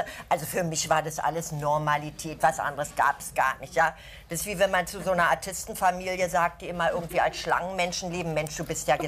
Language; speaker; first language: German; native; German